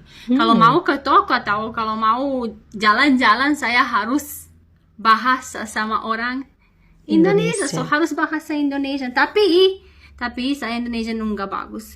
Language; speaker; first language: Indonesian; non-native, learner; Serbian